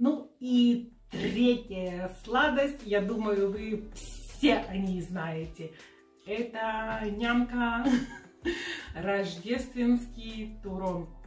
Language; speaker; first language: Russian; native; Russian